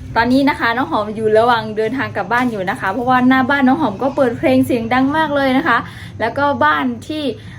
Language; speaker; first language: Thai; native; Thai